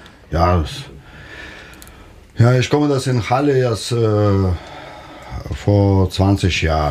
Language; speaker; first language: German; non-native, learner; Russian